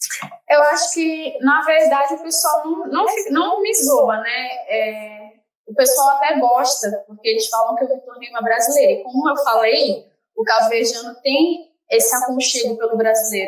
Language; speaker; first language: Portuguese; non-native, local second language; Kabuverdianu